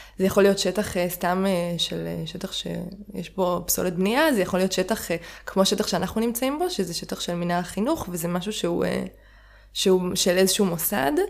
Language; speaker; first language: Hebrew; native; Hebrew